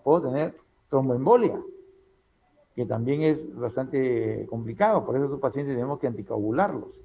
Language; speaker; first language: Spanish; native; Spanish